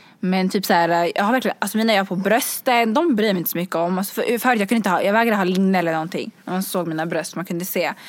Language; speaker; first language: Swedish; early bilingual, other home language; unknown